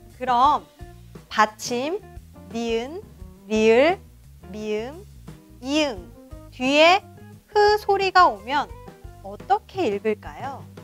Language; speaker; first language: Korean; native; Korean